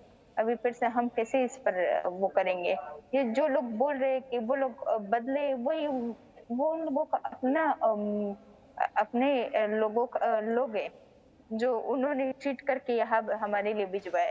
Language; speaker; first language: Hindi; non-native, fluent; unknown